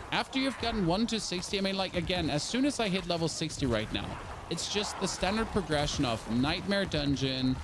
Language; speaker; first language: English; non-native, fluent; German